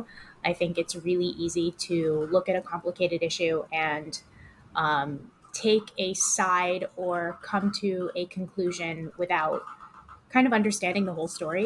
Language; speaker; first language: English; native; English